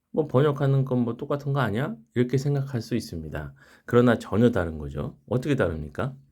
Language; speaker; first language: Korean; native; Korean